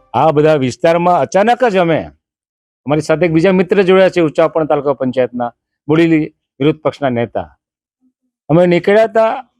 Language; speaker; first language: Gujarati; native; Gujarati